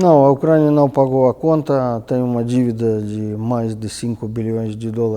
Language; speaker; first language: Portuguese; non-native, fluent; Russian